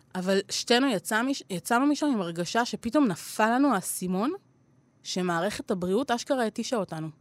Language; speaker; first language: Hebrew; native; Hebrew